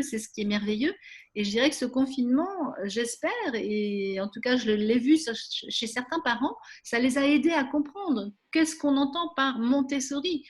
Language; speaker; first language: French; native; French